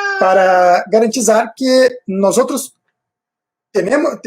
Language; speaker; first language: Spanish; non-native, fluent; Portuguese